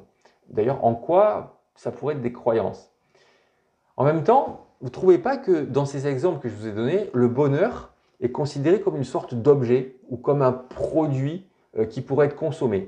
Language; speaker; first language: French; native; French